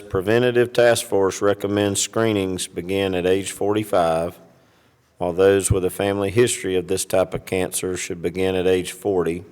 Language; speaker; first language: English; native; English